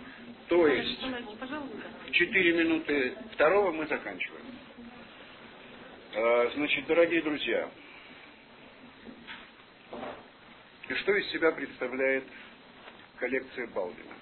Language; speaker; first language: Russian; native; Russian